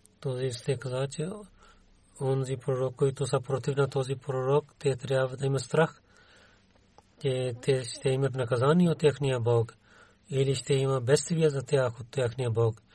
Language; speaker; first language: Bulgarian; non-native, learner; Urdu